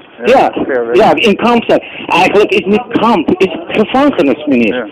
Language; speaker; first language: Dutch; non-native, learner; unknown